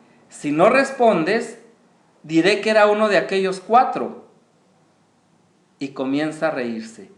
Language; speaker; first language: Spanish; native; Spanish